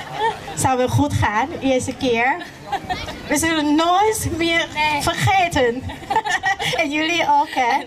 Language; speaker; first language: Dutch; non-native, learner; Thai